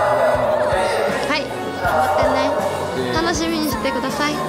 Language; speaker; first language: Japanese; non-native, learner; Korean